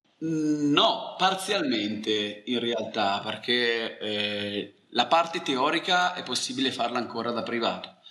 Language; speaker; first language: Italian; native; Italian